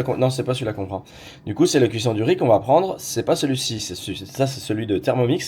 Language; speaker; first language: French; native; French